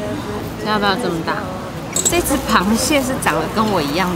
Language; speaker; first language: Chinese; native; Chinese